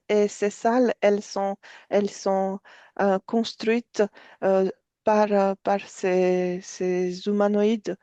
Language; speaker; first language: French; non-native, fluent; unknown